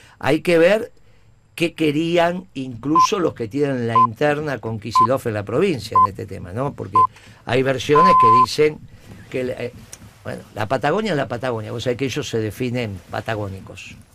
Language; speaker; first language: Spanish; native; Spanish